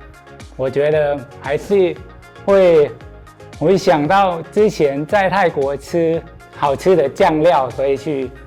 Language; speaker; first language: Chinese; non-native, fluent; Thai